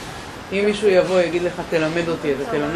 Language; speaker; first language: Hebrew; native; Hebrew